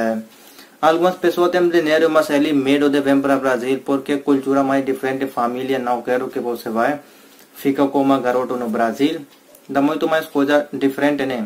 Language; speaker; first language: Portuguese; non-native, learner; Hindi